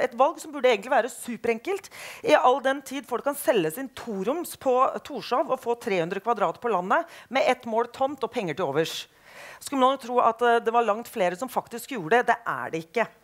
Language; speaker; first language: Norwegian; native; Norwegian